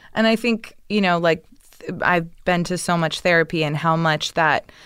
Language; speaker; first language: English; native; English